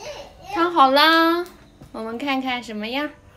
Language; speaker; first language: Chinese; native; Chinese